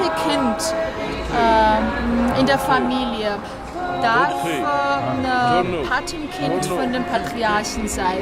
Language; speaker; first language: German; non-native, fluent; Georgian